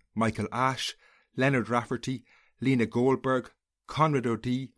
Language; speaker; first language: English; native; English